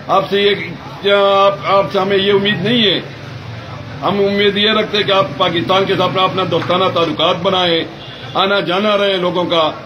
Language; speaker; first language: Urdu; non-native, local second language; Pashto